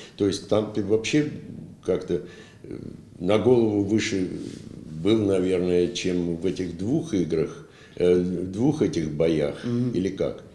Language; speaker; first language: Russian; native; Russian